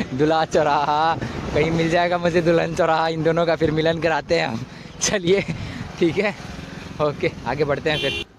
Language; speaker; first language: Hindi; native; Hindi